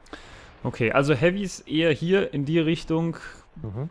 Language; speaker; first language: German; native; German